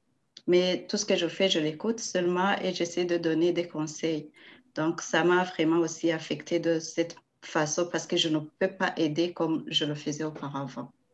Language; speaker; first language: French; non-native, local second language; Rundi